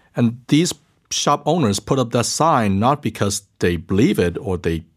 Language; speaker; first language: English; early bilingual, other home language; Chinese